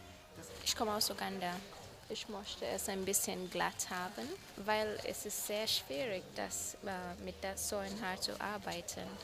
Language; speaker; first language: German; non-native, learner; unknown